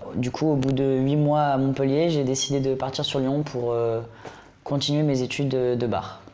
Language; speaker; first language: French; native; French